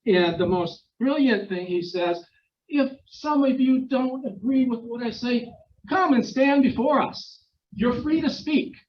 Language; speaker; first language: English; non-native, fluent; Ukrainian